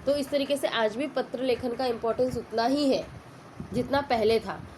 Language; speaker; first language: Hindi; non-native, local second language; Marathi